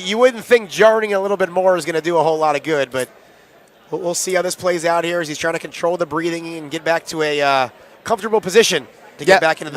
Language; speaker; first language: English; native; English